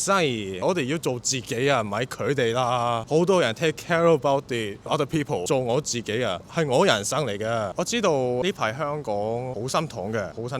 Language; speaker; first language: Cantonese; non-native, fluent; Korean